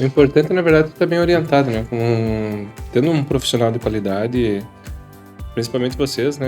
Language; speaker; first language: Portuguese; native; Portuguese